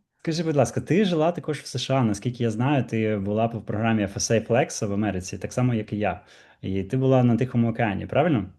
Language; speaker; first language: Ukrainian; native; Ukrainian